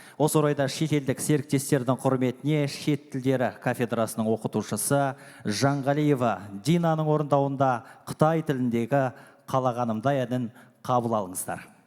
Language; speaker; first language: Kazakh; native; Kazakh